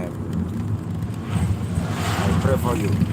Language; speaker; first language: English; non-native, learner; Indonesian